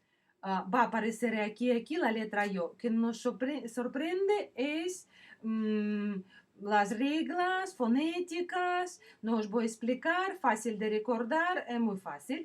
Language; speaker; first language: Spanish; non-native, fluent; Russian